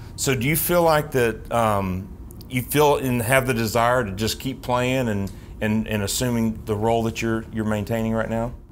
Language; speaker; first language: English; native; English